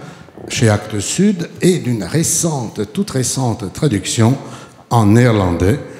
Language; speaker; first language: French; non-native, fluent; Italian